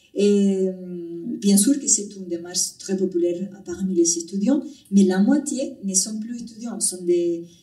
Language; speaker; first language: French; non-native, fluent; Spanish